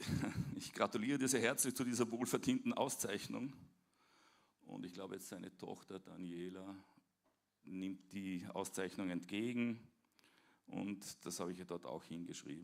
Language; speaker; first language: German; native; German